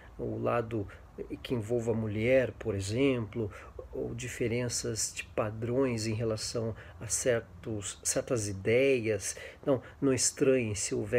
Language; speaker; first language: Portuguese; native; Portuguese